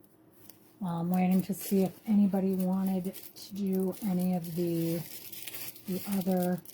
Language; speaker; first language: English; native; English